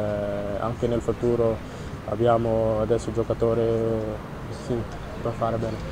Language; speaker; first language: Italian; non-native, learner; Dutch